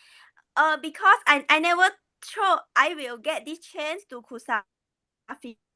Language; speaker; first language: English; non-native, learner; Malay